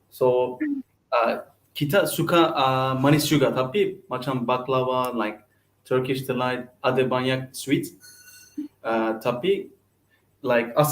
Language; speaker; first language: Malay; non-native, learner; Turkish